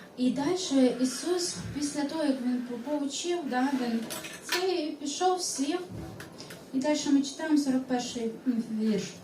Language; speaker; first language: Ukrainian; non-native, local second language; Russian